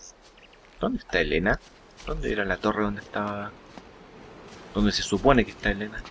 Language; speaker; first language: Spanish; native; Spanish